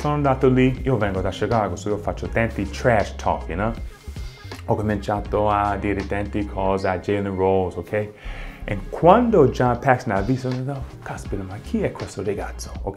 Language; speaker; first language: Italian; non-native, fluent; English